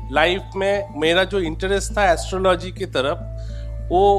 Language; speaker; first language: Hindi; non-native, local second language; Bangla